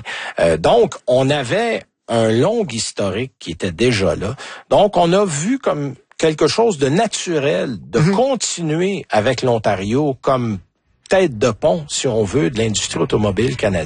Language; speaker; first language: French; native; French